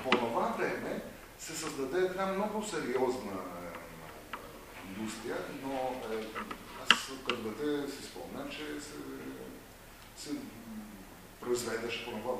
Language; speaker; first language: Bulgarian; non-native, fluent; Greek